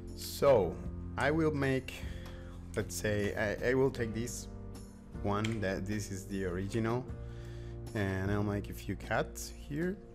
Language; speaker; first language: English; non-native, fluent; Spanish